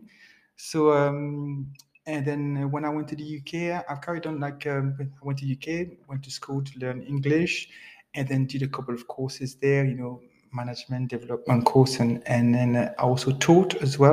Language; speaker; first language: English; non-native, fluent; French